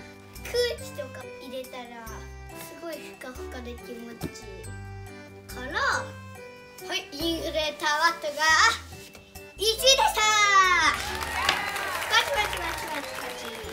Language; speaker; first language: Japanese; native; Japanese